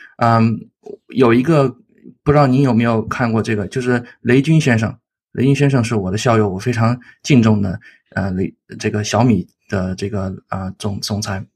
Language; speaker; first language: Chinese; native; Chinese